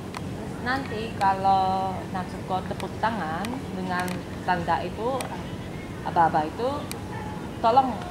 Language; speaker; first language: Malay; non-native, fluent; Japanese